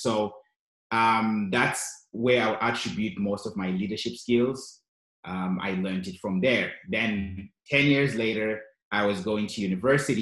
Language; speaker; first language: English; non-native, local second language; Shona